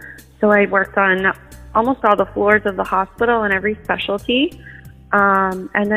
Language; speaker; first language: English; native; English